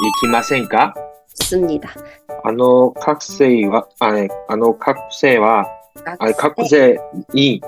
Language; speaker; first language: Japanese; non-native, learner; Korean